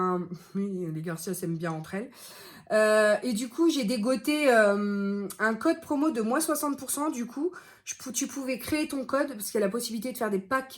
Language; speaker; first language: French; native; French